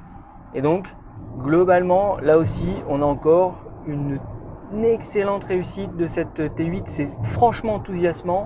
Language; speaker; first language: French; native; French